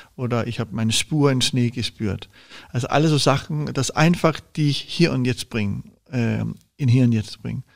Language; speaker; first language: German; non-native, fluent; Danish